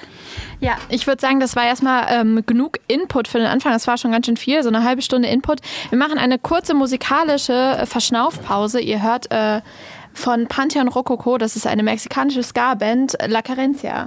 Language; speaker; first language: German; native; German